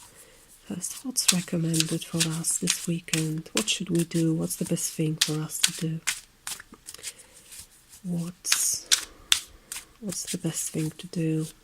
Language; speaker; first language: English; non-native, fluent; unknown